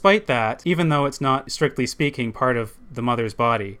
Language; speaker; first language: English; native; English